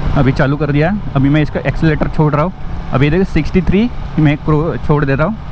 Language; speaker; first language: Hindi; non-native, local second language; Marathi